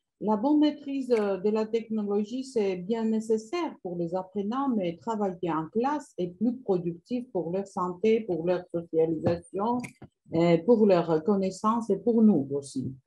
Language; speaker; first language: French; non-native, fluent; Georgian